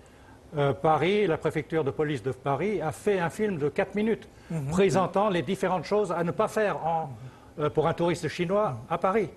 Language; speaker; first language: French; early bilingual, other home language; Chinese